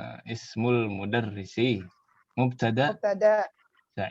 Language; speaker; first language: Arabic; non-native, fluent; Indonesian